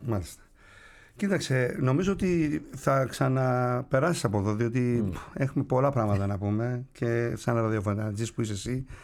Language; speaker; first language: Greek; native; Greek